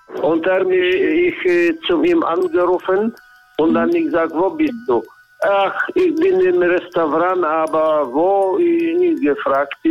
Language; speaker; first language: German; non-native, learner; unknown